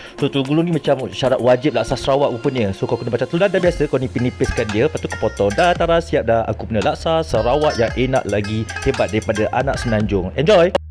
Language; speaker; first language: Malay; native; Malay